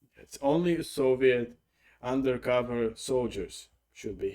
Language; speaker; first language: English; non-native, fluent; Russian